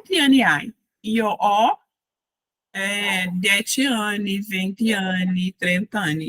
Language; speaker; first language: Italian; non-native, fluent; Portuguese